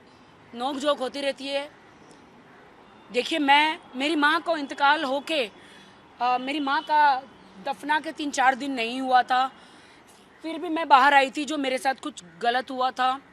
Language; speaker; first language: Hindi; native; Hindi